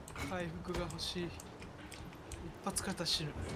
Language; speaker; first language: English; non-native, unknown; Japanese